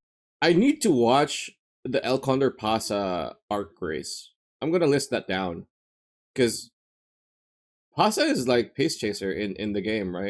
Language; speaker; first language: English; native; English